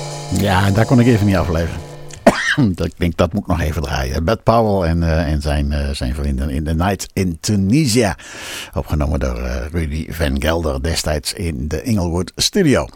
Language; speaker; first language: Dutch; native; Dutch